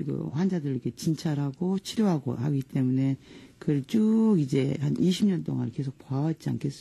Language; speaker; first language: Korean; native; Korean